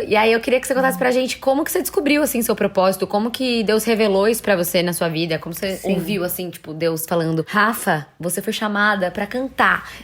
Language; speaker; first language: Portuguese; native; Portuguese